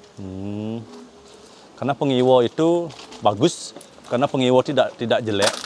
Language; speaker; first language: Indonesian; non-native, local second language; Balinese